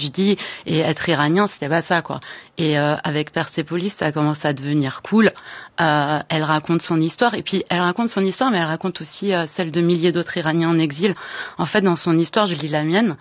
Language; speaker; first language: French; early bilingual, other home language; Persian